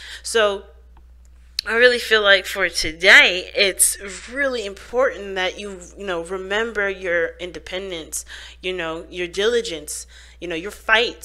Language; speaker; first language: English; native; English